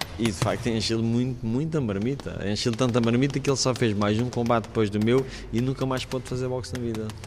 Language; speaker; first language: Portuguese; native; Portuguese